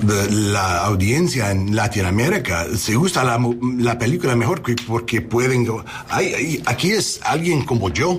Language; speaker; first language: Spanish; non-native, learner; English